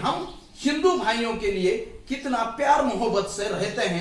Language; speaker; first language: Hindi; native; Hindi